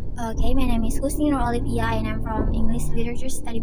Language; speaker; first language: English; non-native, learner; Indonesian